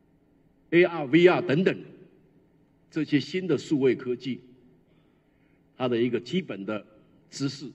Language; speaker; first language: Chinese; native; Chinese